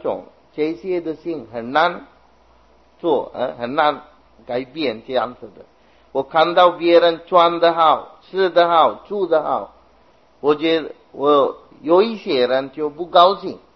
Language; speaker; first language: Chinese; non-native, fluent; Sinhala